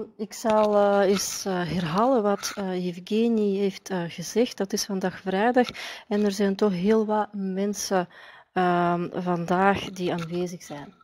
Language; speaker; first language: Dutch; non-native, fluent; Russian